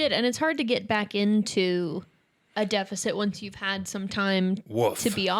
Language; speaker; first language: English; native; English